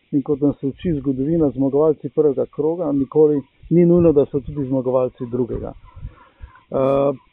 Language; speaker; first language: Slovenian; native; Slovenian